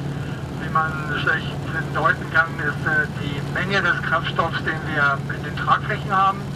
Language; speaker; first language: German; native; German